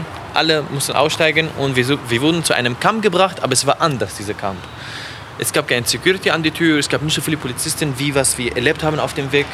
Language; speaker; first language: German; non-native, fluent; Arabic